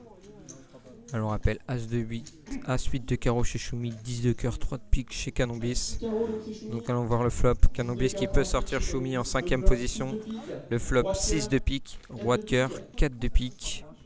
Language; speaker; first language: French; native; French